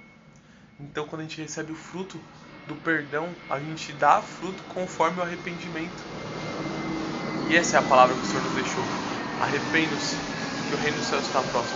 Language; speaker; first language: Portuguese; native; Portuguese